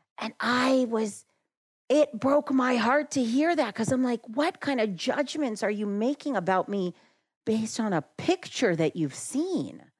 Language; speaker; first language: English; early bilingual, other home language; Macedonian